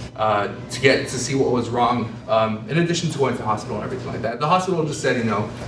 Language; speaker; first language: English; native; English